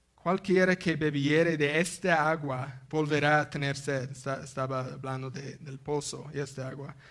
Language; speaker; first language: Spanish; non-native, fluent; English